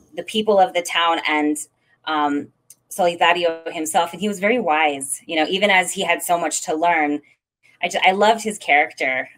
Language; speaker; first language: English; native; English